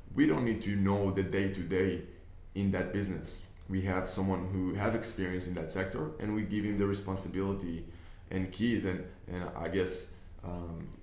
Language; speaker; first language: English; non-native, fluent; Hebrew